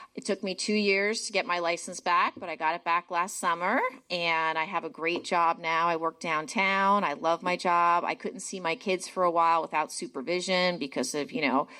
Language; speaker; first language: English; native; English